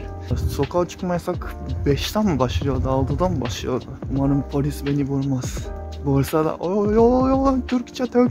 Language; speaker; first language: Turkish; non-native, fluent; Japanese